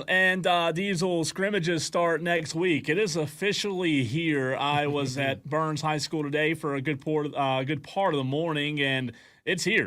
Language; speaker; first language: English; native; English